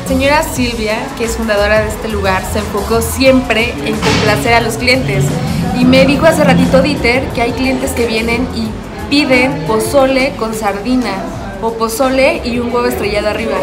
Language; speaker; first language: Spanish; native; Spanish